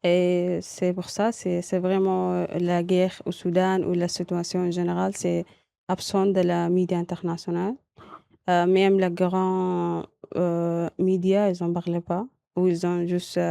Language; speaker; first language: French; non-native, learner; Arabic